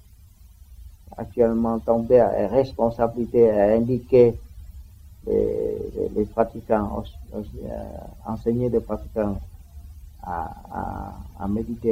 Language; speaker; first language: French; non-native, learner; Vietnamese